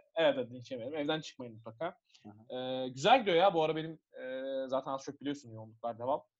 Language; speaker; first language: Turkish; native; Turkish